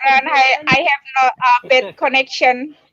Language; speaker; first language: English; non-native, learner; Indonesian